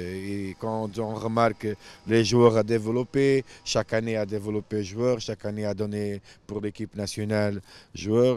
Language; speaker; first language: French; non-native, fluent; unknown